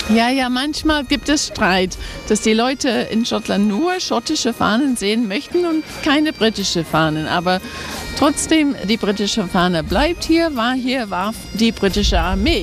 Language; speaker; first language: German; non-native, fluent; English